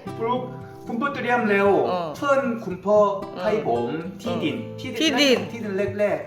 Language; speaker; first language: Thai; non-native, learner; Korean